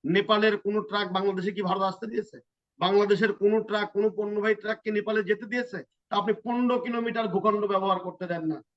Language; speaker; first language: Bangla; native; Bangla